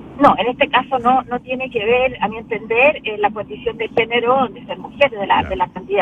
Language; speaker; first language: Spanish; native; Spanish